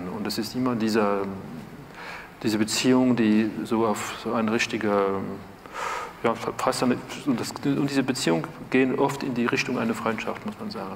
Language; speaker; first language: German; non-native, fluent; French